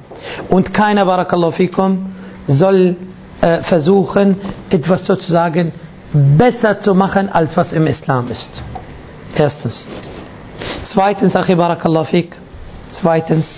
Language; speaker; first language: German; non-native, fluent; Arabic